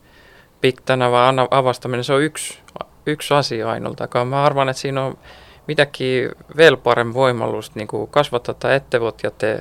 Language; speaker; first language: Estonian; non-native, learner; Finnish